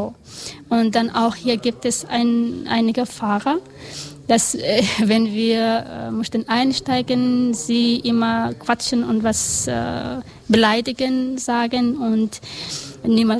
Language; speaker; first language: German; non-native, learner; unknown